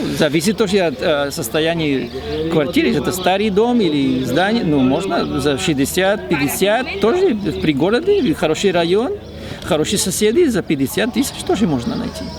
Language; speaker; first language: Russian; non-native, fluent; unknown